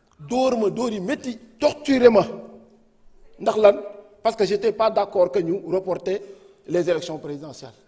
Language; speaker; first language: Wolof; non-native, local second language; Fula